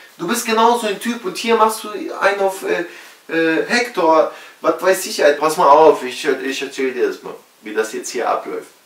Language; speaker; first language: German; early bilingual, other home language; Russian